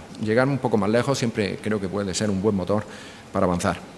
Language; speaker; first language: Spanish; native; Spanish